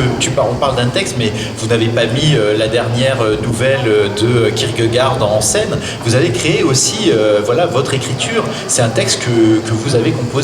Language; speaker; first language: French; native; French